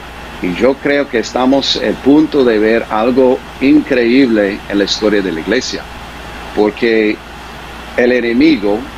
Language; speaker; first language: Spanish; non-native, fluent; English